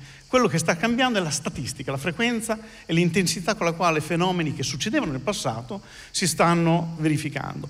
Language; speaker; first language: Italian; native; Italian